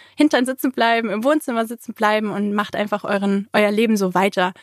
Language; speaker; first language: German; native; German